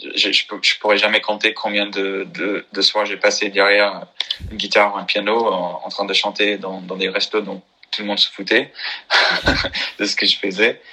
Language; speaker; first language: French; non-native, fluent; English